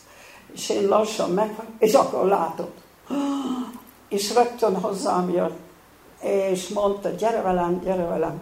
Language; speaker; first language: Hungarian; early bilingual, heritage; Hungarian